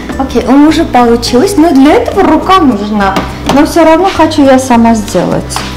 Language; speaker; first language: Russian; non-native, local second language; Armenian